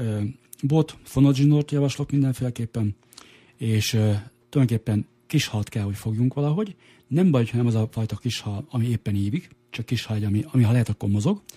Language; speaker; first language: Hungarian; native; Hungarian